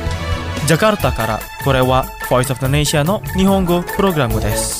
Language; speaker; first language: Japanese; non-native, fluent; Indonesian